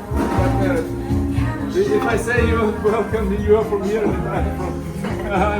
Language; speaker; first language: English; non-native, fluent; Thai